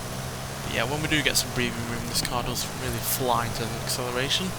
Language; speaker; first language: English; native; English